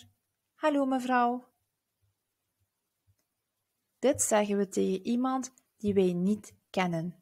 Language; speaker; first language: Dutch; early bilingual, other home language; Turkish